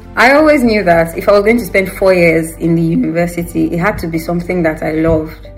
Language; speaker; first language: English; non-native, local second language; Yoruba